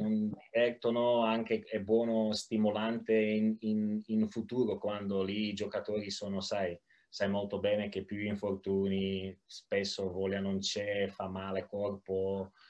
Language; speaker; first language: Italian; non-native, learner; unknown